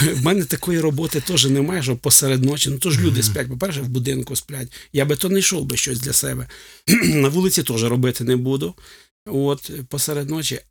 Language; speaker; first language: Ukrainian; native; Ukrainian